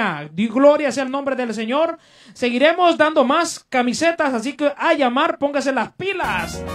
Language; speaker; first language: Spanish; native; Spanish